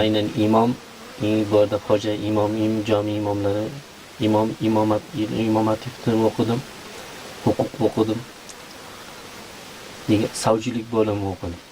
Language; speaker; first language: Turkish; non-native, learner; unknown